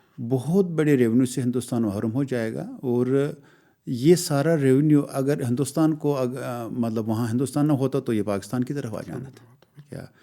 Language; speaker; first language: Urdu; non-native, local second language; Kashmiri